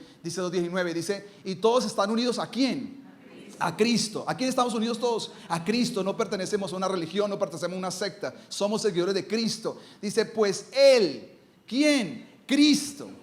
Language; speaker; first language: Spanish; native; Spanish